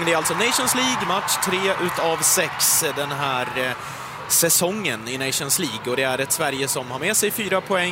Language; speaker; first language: Swedish; native; Swedish